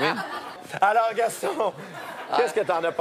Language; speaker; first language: French; native; French